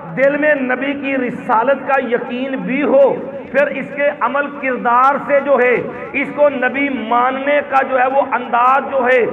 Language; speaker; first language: Urdu; non-native, local second language; Punjabi